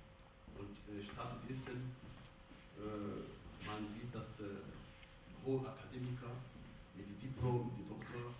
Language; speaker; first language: German; non-native, fluent; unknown